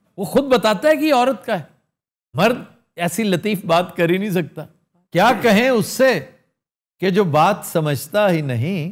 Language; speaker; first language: Urdu; native; Urdu